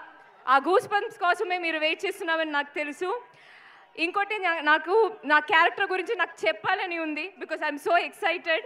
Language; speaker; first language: Telugu; non-native, local second language; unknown